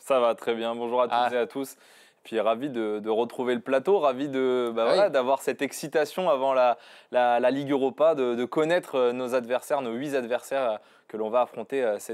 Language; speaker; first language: French; native; French